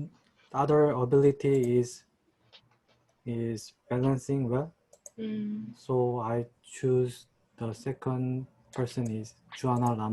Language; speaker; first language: English; non-native, learner; Korean